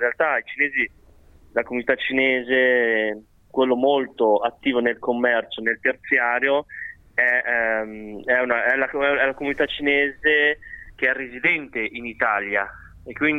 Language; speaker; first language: Italian; early bilingual, other home language; Chinese